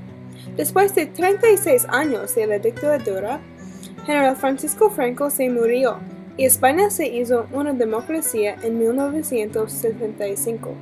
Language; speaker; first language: Spanish; non-native, learner; English